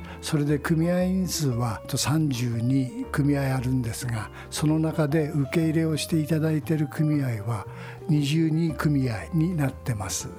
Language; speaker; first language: Japanese; native; Japanese